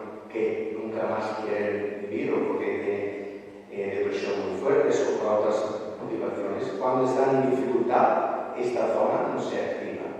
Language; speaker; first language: Spanish; non-native, fluent; Italian